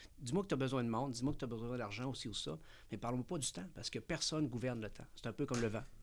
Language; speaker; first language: French; early bilingual, other home language; Spanish